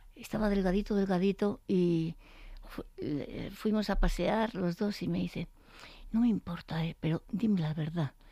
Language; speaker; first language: Spanish; native; Spanish